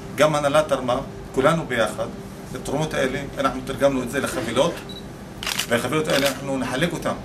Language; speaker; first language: Hebrew; non-native, local second language; Arabic